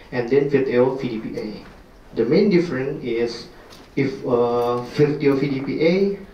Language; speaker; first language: English; non-native, learner; Indonesian